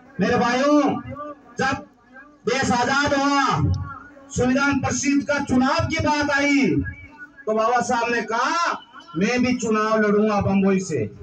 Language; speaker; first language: Hindi; native; Hindi